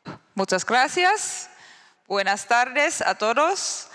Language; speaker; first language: Spanish; non-native, learner; Finnish